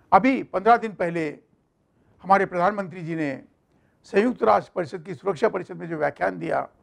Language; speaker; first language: Hindi; non-native, local second language; Marathi